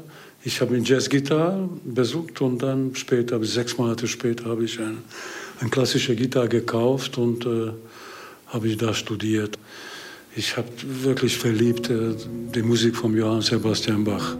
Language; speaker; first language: German; non-native, learner; Hungarian